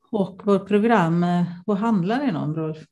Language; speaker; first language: Swedish; non-native, fluent; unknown